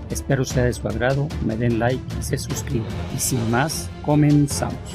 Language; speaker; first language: Spanish; native; Spanish